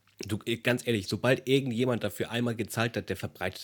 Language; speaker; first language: German; native; German